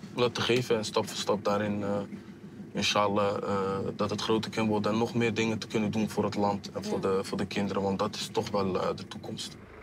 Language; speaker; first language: Dutch; early bilingual, other home language; Kabuverdianu